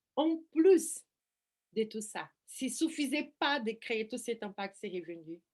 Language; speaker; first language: French; non-native, fluent; Portuguese